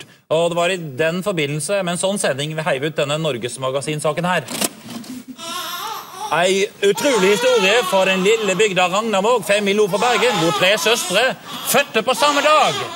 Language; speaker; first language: Norwegian; native; Norwegian